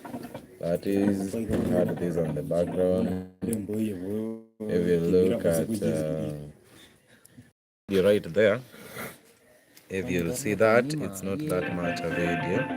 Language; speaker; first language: English; non-native, local second language; Swahili